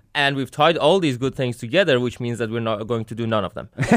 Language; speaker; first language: English; non-native, fluent; Persian